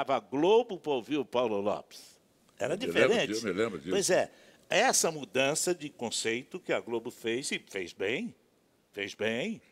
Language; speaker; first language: Portuguese; native; Portuguese